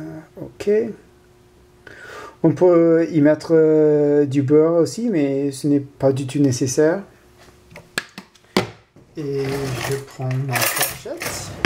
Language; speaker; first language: French; non-native, learner; English